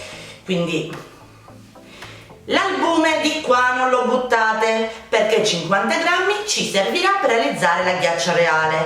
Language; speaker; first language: Italian; native; Italian